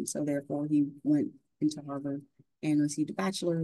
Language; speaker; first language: English; native; English